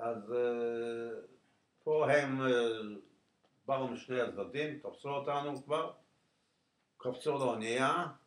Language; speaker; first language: Hebrew; non-native, fluent; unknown